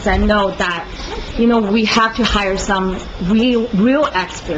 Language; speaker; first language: English; non-native, fluent; Chinese